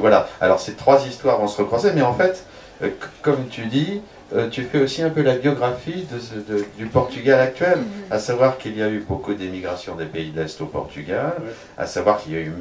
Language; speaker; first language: French; native; French